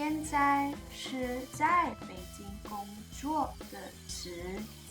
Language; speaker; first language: Chinese; non-native, learner; English